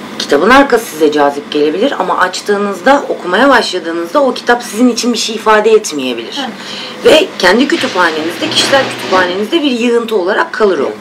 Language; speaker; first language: Turkish; native; Turkish